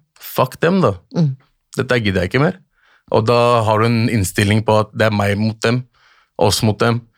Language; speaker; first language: Norwegian; early bilingual, other home language; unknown